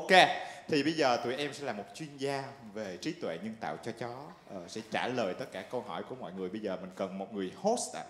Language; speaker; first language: Vietnamese; native; Vietnamese